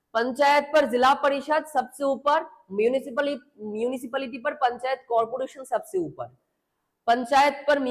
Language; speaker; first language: Hindi; non-native, local second language; Bangla